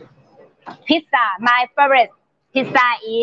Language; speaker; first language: English; non-native, learner; Thai